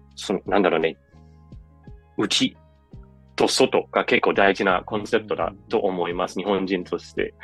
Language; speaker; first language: Japanese; non-native, fluent; Danish